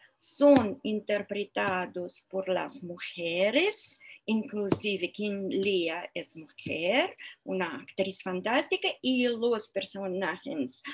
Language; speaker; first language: Spanish; non-native, fluent; Russian